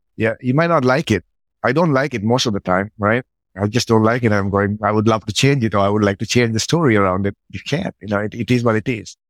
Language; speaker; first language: English; non-native, local second language; Sinhala